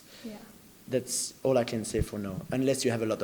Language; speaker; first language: English; non-native, fluent; French